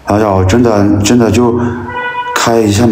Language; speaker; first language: Chinese; non-native, local second language; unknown